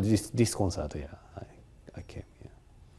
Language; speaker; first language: English; non-native, learner; Japanese